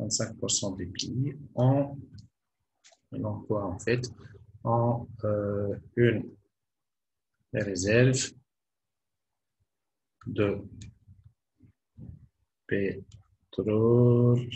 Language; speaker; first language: French; non-native, local second language; Arabic